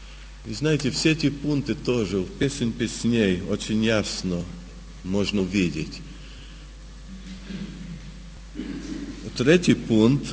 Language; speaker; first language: Russian; early bilingual, heritage; Russian